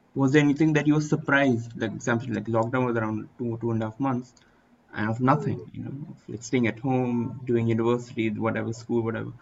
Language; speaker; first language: English; early bilingual, other home language; Hindi